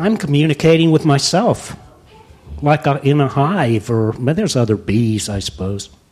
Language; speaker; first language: English; native; English